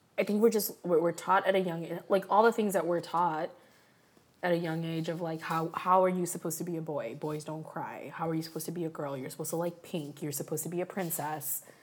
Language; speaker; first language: English; early bilingual, other home language; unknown